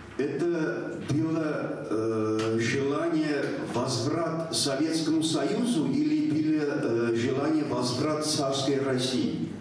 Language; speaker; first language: Russian; non-native, local second language; Armenian